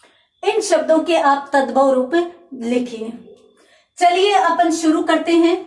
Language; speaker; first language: Hindi; native; Hindi